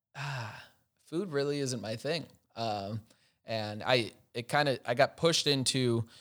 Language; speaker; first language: English; native; English